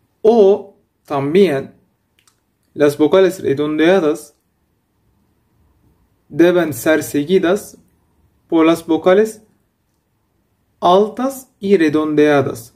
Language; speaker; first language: Spanish; non-native, fluent; Turkish